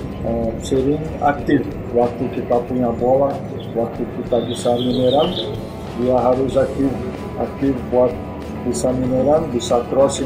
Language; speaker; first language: Indonesian; non-native, fluent; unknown